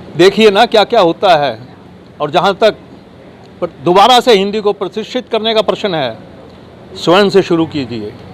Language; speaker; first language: Hindi; native; Hindi